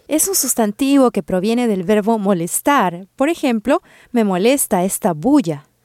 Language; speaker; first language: Spanish; native; Spanish